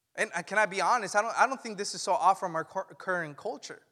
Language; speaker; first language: English; non-native, fluent; Spanish